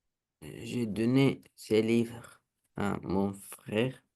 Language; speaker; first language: French; non-native, learner; Romanian